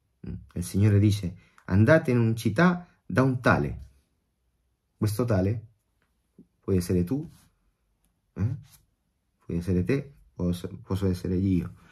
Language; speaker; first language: Italian; non-native, fluent; Spanish